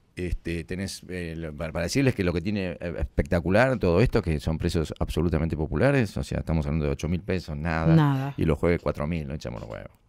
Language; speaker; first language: Spanish; native; Spanish